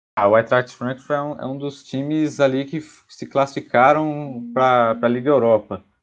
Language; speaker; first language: Portuguese; native; Portuguese